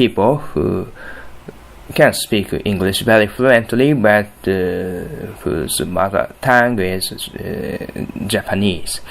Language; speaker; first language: English; non-native, learner; Japanese